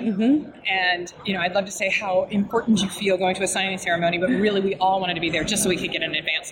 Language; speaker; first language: English; native; English